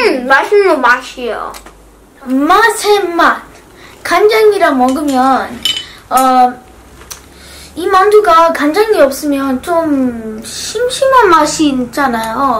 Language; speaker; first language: Korean; early bilingual, heritage; English